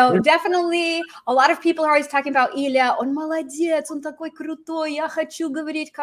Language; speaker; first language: Russian; non-native, fluent; English